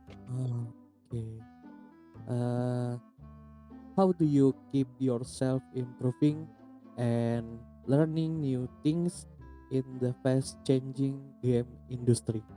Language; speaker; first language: English; non-native, learner; Indonesian